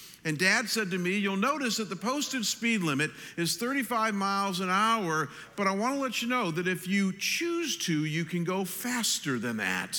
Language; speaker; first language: English; native; English